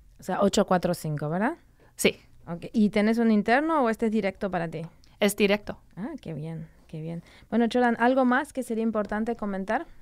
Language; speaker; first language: Spanish; non-native, learner; English